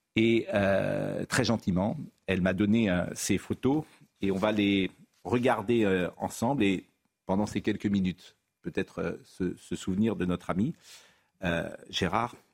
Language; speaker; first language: French; native; French